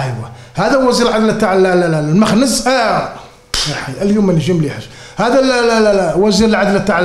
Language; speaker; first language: Arabic; native; Arabic